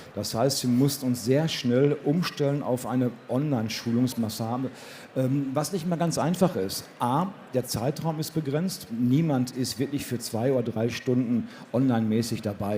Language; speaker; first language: German; native; German